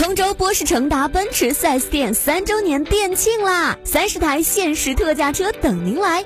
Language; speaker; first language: Chinese; native; Chinese